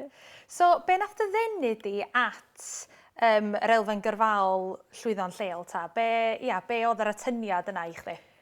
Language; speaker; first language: Welsh; native; Welsh